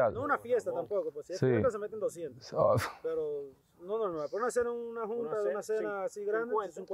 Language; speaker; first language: Spanish; native; Spanish